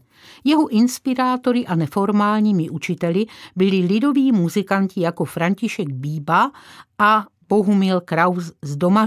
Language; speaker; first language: Czech; native; Czech